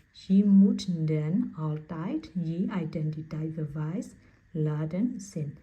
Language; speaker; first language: Dutch; non-native, learner; Burmese